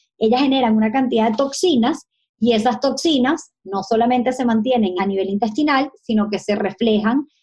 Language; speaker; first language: Spanish; native; Spanish